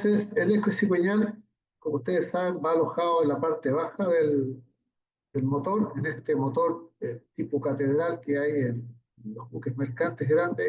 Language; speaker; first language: Spanish; native; Spanish